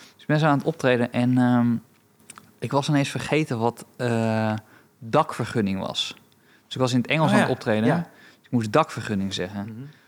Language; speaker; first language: Dutch; early bilingual, other home language; Romanian